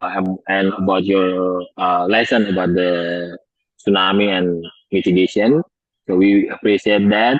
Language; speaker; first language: English; non-native, learner; Indonesian